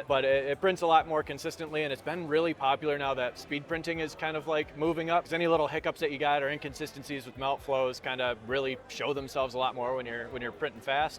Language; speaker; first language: English; native; English